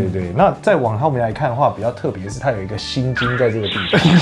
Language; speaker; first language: Chinese; native; Chinese